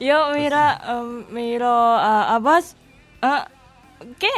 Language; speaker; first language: Catalan; non-native, learner; Indonesian